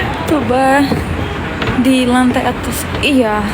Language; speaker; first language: Indonesian; non-native, learner; Turkish